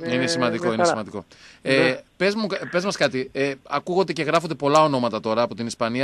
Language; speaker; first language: Greek; native; Greek